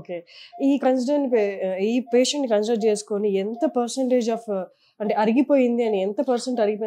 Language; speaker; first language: Telugu; native; Telugu